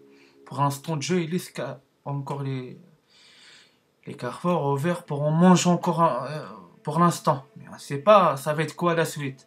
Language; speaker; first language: French; non-native, learner; Arabic